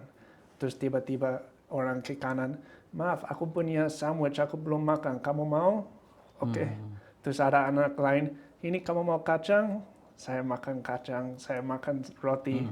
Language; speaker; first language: Indonesian; non-native, fluent; English